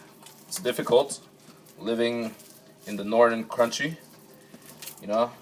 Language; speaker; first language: English; non-native, local second language; French